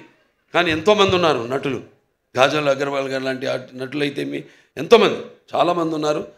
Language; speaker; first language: Telugu; native; Telugu